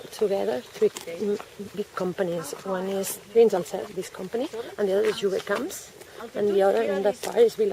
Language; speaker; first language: English; non-native, fluent; Catalan